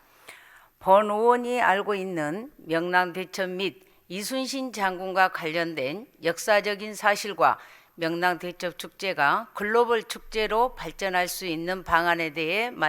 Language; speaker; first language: Korean; native; Korean